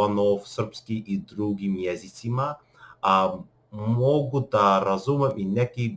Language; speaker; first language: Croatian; non-native, learner; English